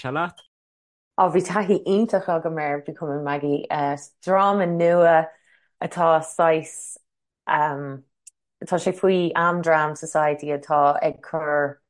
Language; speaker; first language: Irish; non-native, local second language; English